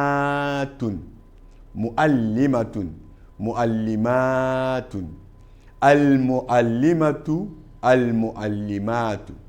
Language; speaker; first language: Arabic; non-native, fluent; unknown